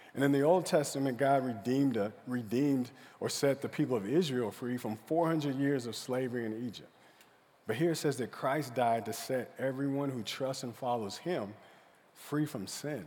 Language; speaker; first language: English; native; English